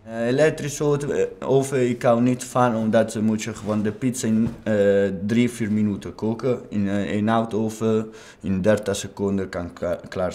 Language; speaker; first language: Dutch; non-native, learner; Italian